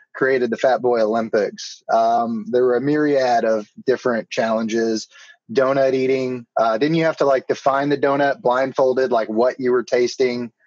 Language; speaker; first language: English; native; English